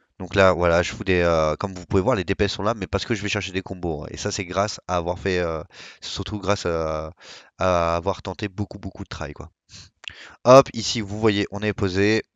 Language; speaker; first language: French; native; French